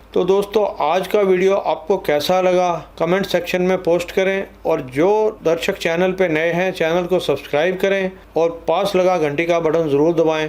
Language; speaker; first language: Hindi; non-native, local second language; Punjabi